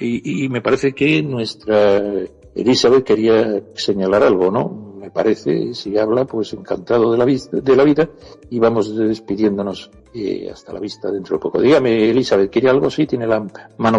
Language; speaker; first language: Spanish; native; Spanish